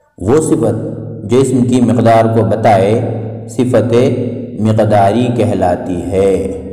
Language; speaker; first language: Urdu; native; Urdu